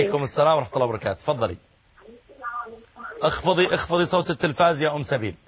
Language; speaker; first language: Arabic; native; Arabic